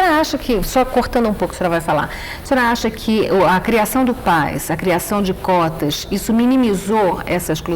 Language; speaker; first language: Portuguese; native; Portuguese